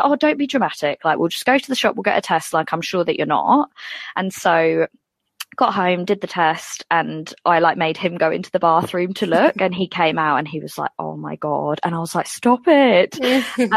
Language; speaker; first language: English; native; English